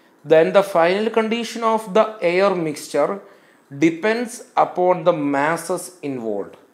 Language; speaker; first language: English; non-native, local second language; Malayalam